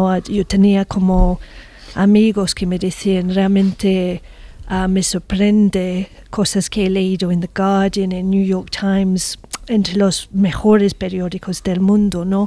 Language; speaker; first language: Spanish; non-native, fluent; English